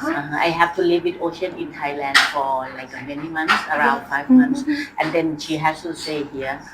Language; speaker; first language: English; non-native, fluent; Thai